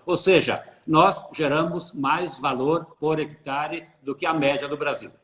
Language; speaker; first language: Portuguese; native; Portuguese